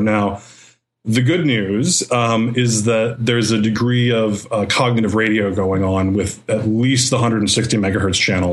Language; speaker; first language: English; native; English